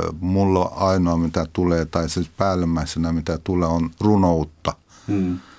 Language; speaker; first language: Finnish; non-native, fluent; Persian